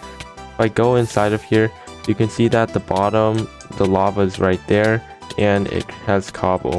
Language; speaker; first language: English; native; English